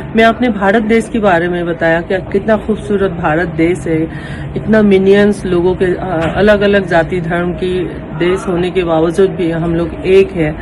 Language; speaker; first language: Hindi; non-native, local second language; Assamese